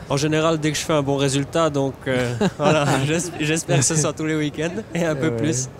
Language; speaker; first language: French; native; French